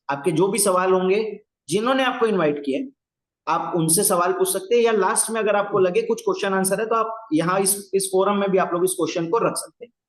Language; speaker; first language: Hindi; native; Hindi